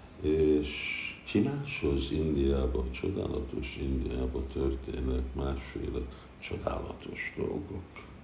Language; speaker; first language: Hungarian; early bilingual, heritage; Hungarian